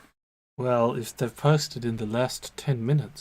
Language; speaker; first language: English; native; English